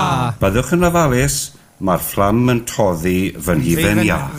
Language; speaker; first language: Welsh; native; Welsh